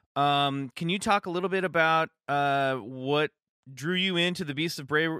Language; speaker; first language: English; native; English